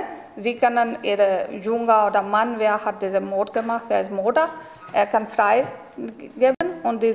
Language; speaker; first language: German; non-native, learner; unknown